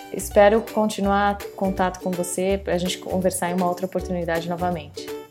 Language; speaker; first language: Portuguese; native; Portuguese